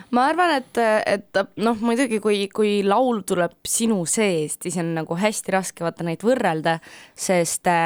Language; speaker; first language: Estonian; native; Estonian